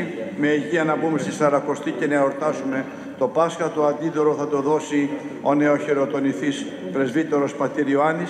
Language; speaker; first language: Greek; native; Greek